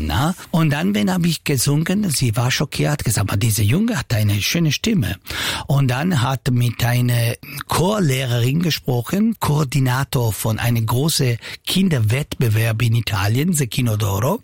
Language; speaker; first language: German; non-native, local second language; Italian